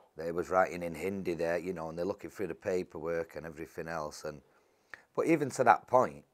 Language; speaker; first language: English; native; English